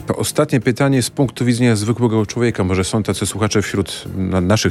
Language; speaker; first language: Polish; native; Polish